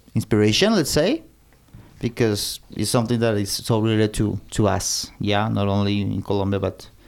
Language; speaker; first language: English; non-native, fluent; Spanish